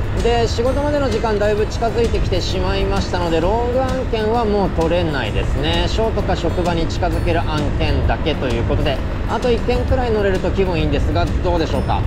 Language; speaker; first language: Japanese; native; Japanese